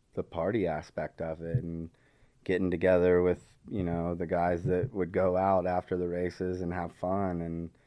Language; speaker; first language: English; native; English